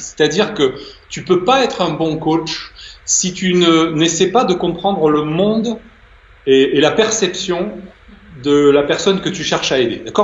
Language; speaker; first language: French; native; French